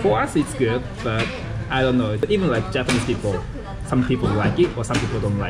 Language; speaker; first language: English; non-native, fluent; Japanese